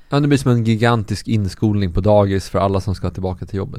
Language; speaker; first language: Swedish; native; Swedish